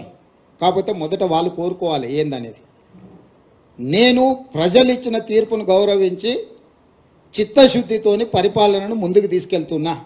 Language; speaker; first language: Telugu; native; Telugu